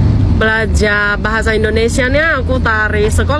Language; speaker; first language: Indonesian; non-native, learner; Chinese